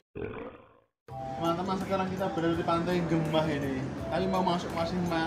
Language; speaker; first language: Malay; non-native, local second language; Javanese